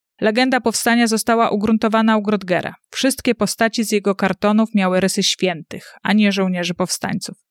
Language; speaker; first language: Polish; native; Polish